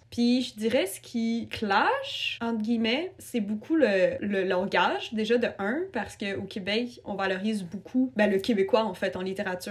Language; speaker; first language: French; early bilingual, other home language; Russian